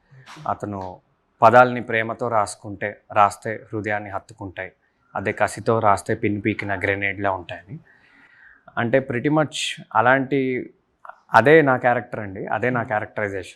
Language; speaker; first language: Telugu; native; Telugu